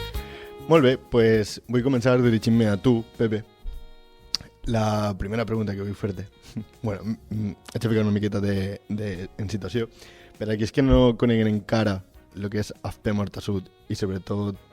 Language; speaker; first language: Catalan; native; Catalan